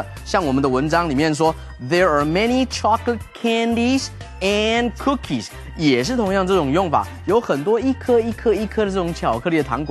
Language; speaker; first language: Chinese; native; Chinese